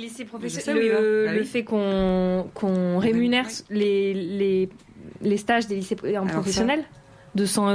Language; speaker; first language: French; native; French